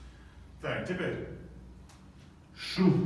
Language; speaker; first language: Russian; non-native, local second language; Chechen